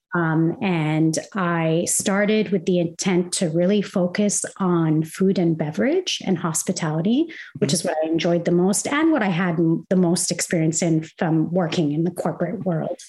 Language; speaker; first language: English; non-native, fluent; Arabic